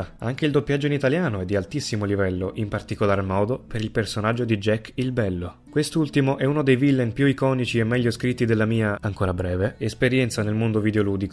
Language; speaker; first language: Italian; native; Italian